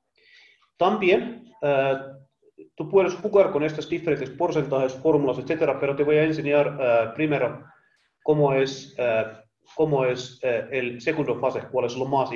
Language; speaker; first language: Spanish; non-native, learner; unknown